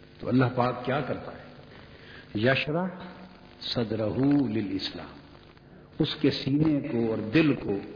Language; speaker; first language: Urdu; non-native, local second language; Punjabi